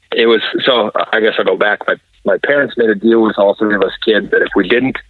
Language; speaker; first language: English; native; English